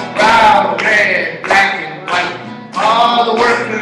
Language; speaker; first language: English; native; English